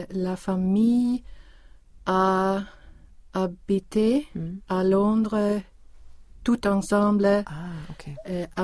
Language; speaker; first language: French; non-native, learner; Swedish